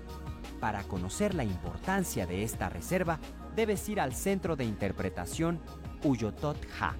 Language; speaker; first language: Spanish; native; Spanish